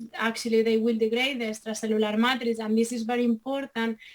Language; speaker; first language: English; non-native, fluent; Catalan